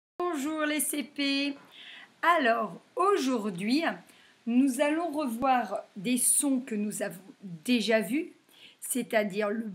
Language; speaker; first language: French; native; French